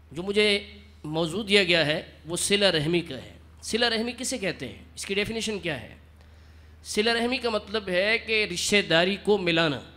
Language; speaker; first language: Urdu; non-native, local second language; Punjabi